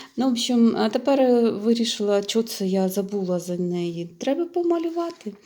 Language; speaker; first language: Ukrainian; non-native, local second language; Russian